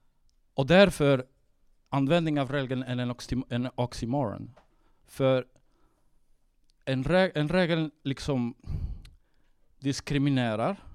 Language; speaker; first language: Swedish; early bilingual, heritage; Swedish